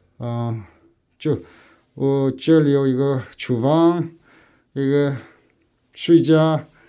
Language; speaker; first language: Chinese; non-native, learner; Korean